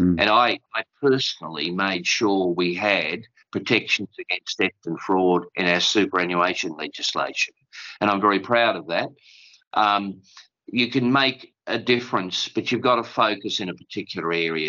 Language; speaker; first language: English; native; English